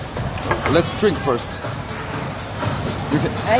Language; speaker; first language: English; non-native, learner; Korean